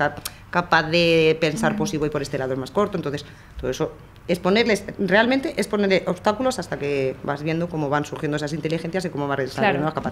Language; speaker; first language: Spanish; native; Spanish